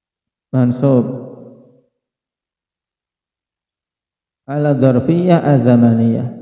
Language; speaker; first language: Arabic; non-native, fluent; Indonesian